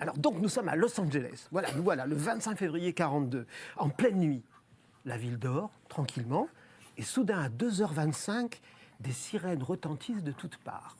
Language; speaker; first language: French; native; French